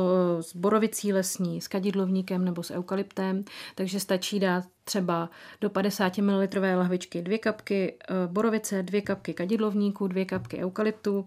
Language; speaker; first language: Czech; native; Czech